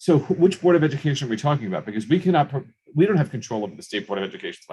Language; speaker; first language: English; native; English